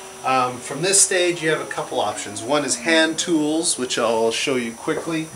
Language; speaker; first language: English; native; English